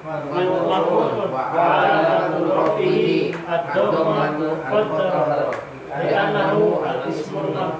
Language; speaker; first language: Arabic; non-native, learner; Indonesian